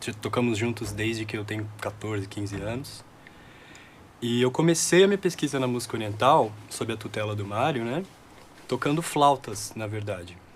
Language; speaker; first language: Portuguese; native; Portuguese